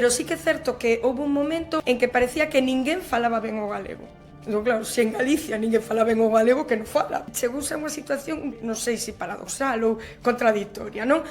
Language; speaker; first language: Galician; non-native, local second language; Spanish